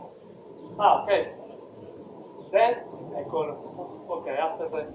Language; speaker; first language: English; non-native, learner; Italian